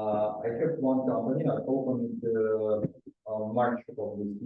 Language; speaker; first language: English; non-native, learner; Russian